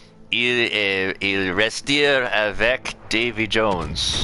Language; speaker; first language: French; non-native, learner; English